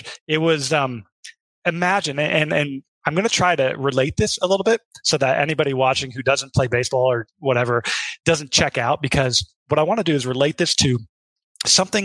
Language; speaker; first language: English; native; English